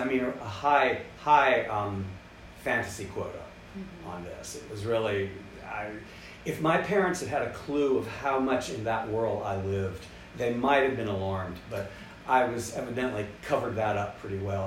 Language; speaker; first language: English; native; English